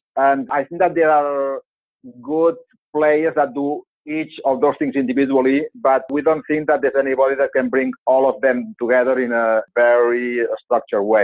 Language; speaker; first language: English; non-native, fluent; Spanish